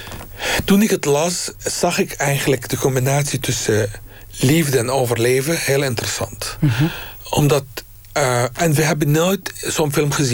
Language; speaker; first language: Dutch; non-native, fluent; Arabic